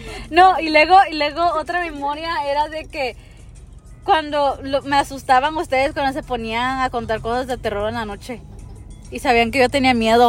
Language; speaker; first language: Spanish; early bilingual, heritage; Spanish